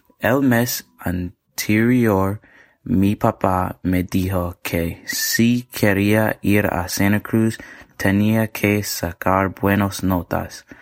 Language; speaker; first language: Spanish; non-native, learner; English